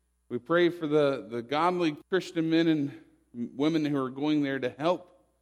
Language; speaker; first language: English; native; English